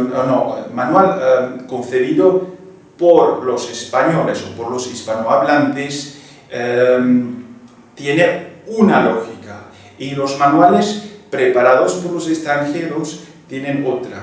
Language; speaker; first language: Spanish; non-native, fluent; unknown